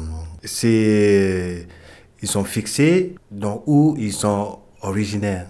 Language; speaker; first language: French; non-native, fluent; Ewe